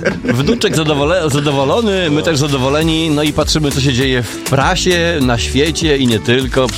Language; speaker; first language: Polish; native; Polish